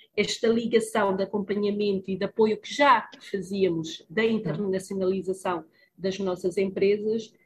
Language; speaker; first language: Portuguese; early bilingual, heritage; Spanish